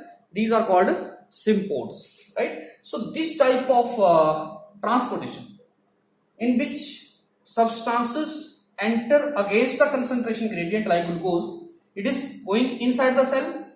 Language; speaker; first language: English; non-native, local second language; Hindi